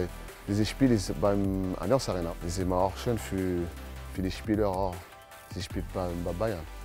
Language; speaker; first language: German; non-native, learner; French